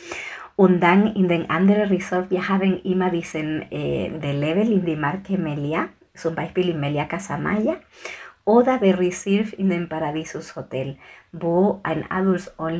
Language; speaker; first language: German; non-native, fluent; Spanish